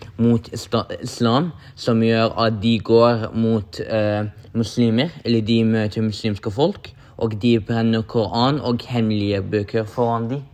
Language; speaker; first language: Norwegian; non-native, local second language; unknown